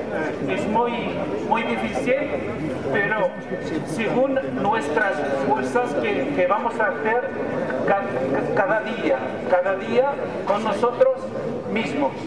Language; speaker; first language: Spanish; non-native, fluent; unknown